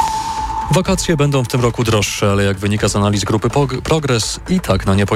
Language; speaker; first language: Polish; native; Polish